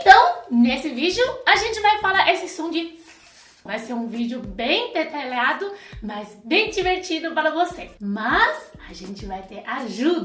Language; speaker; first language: Portuguese; non-native, fluent; Chinese